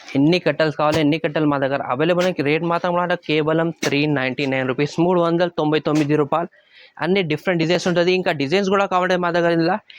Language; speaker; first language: Telugu; non-native, local second language; Urdu